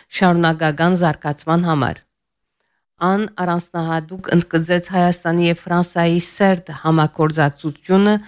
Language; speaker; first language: Armenian; early bilingual, heritage; Armenian